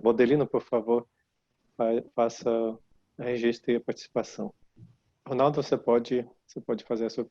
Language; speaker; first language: Portuguese; non-native, fluent; Russian